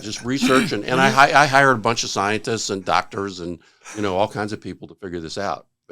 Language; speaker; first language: English; native; English